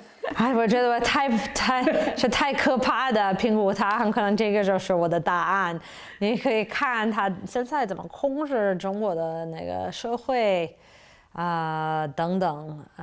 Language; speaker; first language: Chinese; non-native, fluent; English